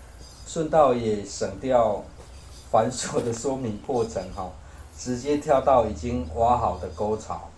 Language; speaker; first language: Chinese; native; Chinese